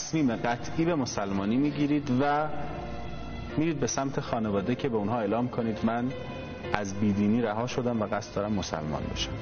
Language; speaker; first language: Persian; native; Persian